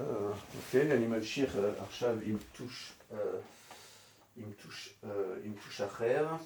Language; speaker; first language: Hebrew; non-native, fluent; French